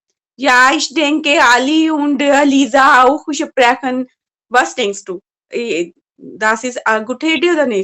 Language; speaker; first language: German; non-native, learner; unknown